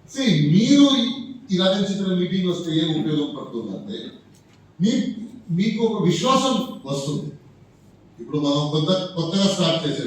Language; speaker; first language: Telugu; non-native, fluent; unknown